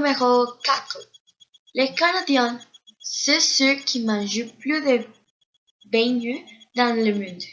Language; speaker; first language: French; non-native, learner; Spanish